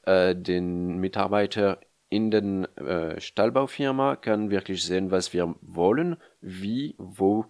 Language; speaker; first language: German; non-native, fluent; French